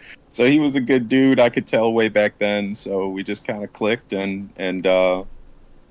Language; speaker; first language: English; native; English